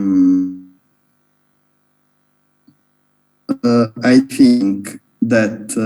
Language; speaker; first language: English; non-native, learner; Italian